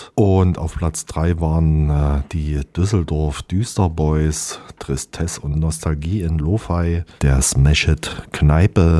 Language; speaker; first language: German; native; German